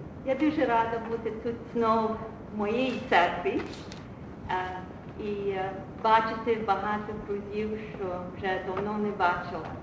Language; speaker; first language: Ukrainian; early bilingual, heritage; Ukrainian